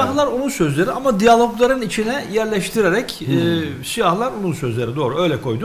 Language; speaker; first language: Turkish; native; Turkish